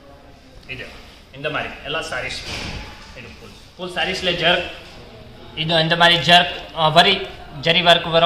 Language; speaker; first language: Tamil; non-native, learner; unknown